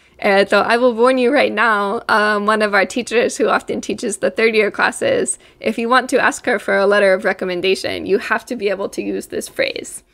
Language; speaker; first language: English; native; English